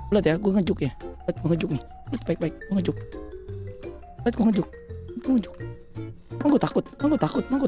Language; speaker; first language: Indonesian; native; Indonesian